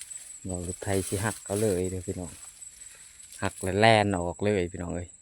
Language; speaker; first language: Thai; non-native, local second language; Northeastern Thai